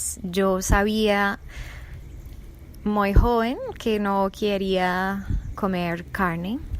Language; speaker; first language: Spanish; non-native, fluent; English